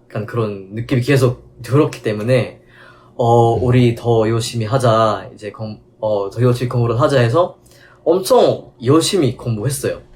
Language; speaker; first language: Korean; non-native, fluent; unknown